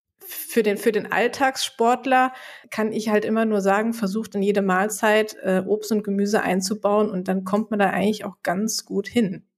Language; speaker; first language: German; native; German